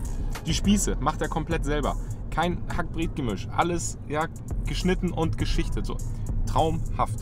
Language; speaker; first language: German; native; German